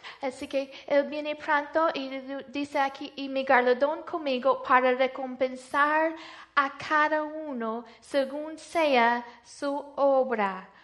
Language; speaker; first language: Spanish; non-native, fluent; English